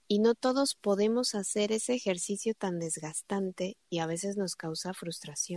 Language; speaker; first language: Spanish; native; Spanish